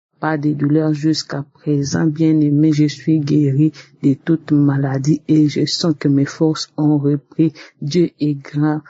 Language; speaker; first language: French; non-native, local second language; Lingala